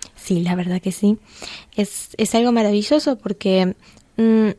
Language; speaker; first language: Spanish; native; Spanish